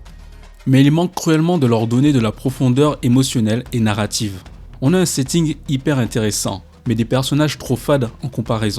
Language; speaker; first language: French; native; French